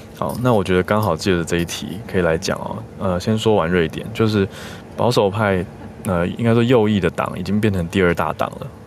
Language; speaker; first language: Chinese; native; Chinese